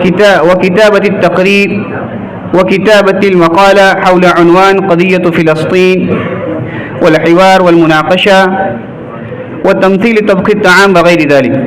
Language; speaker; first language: Arabic; non-native, fluent; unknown